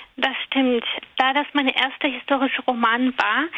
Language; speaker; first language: German; non-native, fluent; Russian